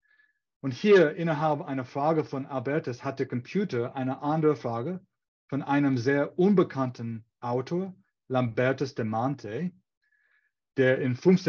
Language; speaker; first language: German; non-native, fluent; English